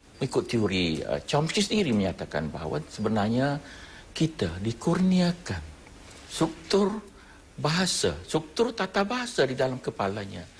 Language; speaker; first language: Malay; non-native, fluent; Thai